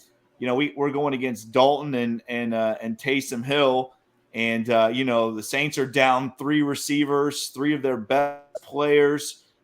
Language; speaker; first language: English; native; English